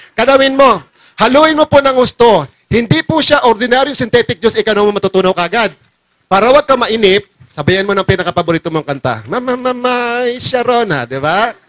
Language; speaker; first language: Filipino; non-native, local second language; Bikol